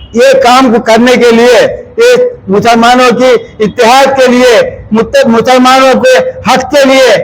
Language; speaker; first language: Urdu; native; Urdu